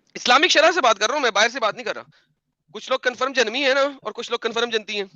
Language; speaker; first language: Urdu; non-native, local second language; Punjabi